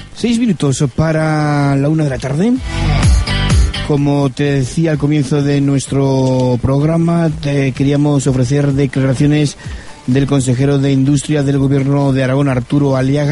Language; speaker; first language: Spanish; native; Spanish